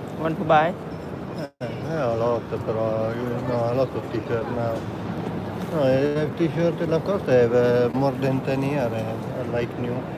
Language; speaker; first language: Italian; non-native, learner; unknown